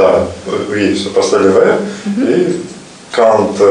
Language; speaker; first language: French; non-native, learner; Russian